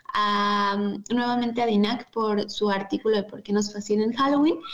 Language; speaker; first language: Spanish; native; Spanish